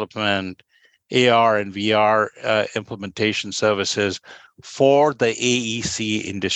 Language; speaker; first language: English; non-native, local second language; Bangla